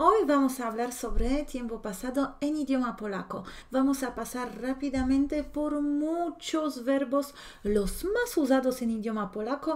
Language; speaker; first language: Spanish; non-native, fluent; Polish